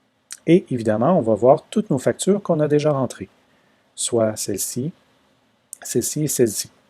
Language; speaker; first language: French; native; French